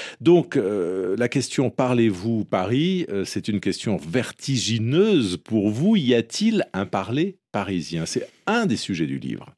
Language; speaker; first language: French; native; French